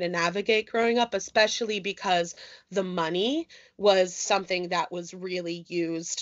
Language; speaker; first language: English; native; English